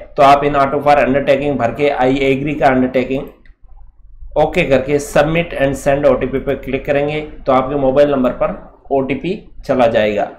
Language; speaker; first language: Hindi; native; Hindi